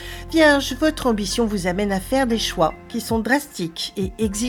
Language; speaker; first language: French; native; French